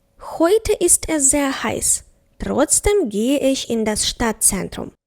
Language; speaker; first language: German; non-native, fluent; Ukrainian